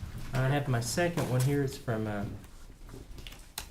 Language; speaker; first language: English; native; English